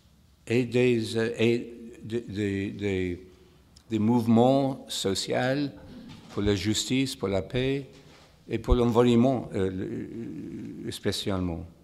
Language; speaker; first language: French; non-native, fluent; English